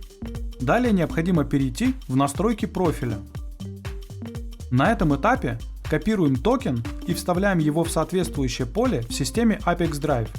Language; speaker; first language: Russian; native; Russian